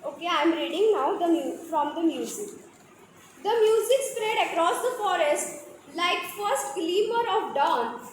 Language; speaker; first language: English; non-native, local second language; Marathi